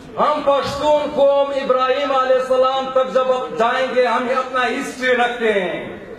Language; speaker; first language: Urdu; non-native, local second language; Pashto